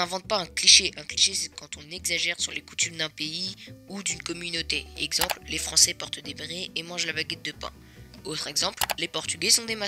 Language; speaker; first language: French; native; French